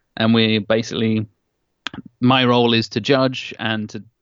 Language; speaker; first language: English; native; English